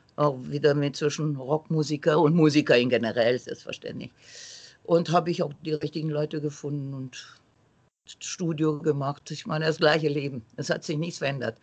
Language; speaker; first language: German; non-native, fluent; Romanian